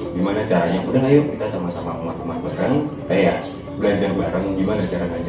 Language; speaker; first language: Indonesian; native; Indonesian